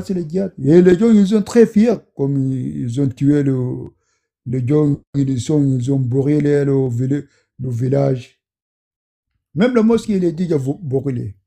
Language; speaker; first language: French; non-native, learner; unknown